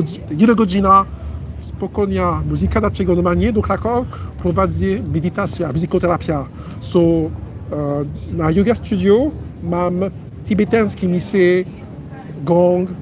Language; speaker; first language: Polish; non-native, learner; French